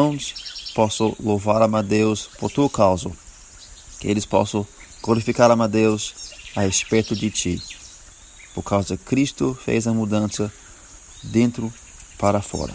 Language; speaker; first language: Portuguese; non-native, learner; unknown